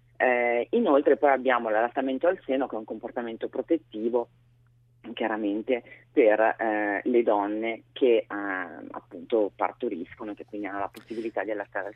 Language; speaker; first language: Italian; native; Italian